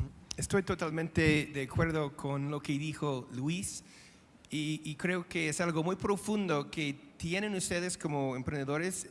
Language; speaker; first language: Spanish; non-native, fluent; English